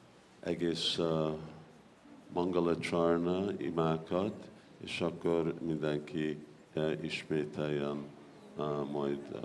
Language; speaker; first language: Hungarian; non-native, learner; English